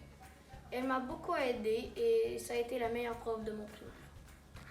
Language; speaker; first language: French; native; French